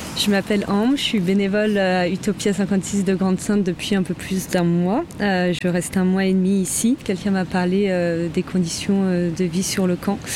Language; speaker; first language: French; native; French